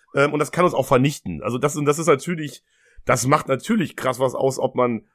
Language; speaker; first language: German; native; German